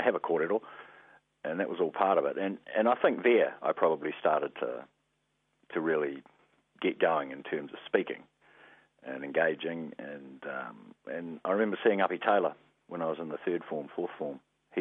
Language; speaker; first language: English; native; English